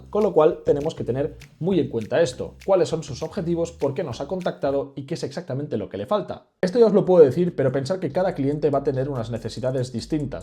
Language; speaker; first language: Spanish; native; Spanish